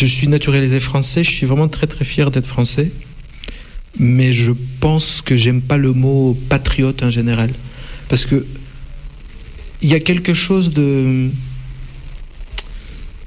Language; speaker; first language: French; non-native, fluent; Russian